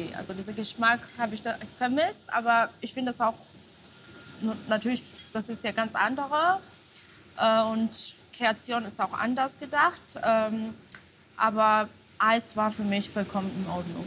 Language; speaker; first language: German; non-native, fluent; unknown